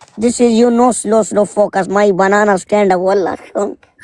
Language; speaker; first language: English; non-native, learner; Urdu